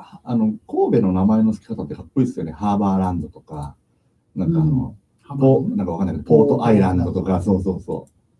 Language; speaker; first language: Japanese; native; Japanese